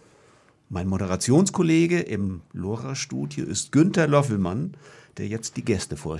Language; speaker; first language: German; native; German